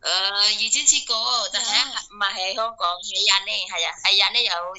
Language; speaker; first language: Cantonese; non-native, learner; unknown